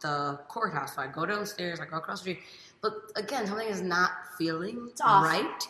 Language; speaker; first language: English; native; English